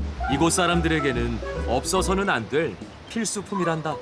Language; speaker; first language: Korean; native; Korean